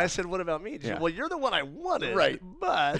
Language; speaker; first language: English; native; English